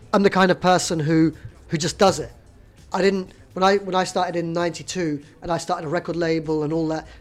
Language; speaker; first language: English; native; English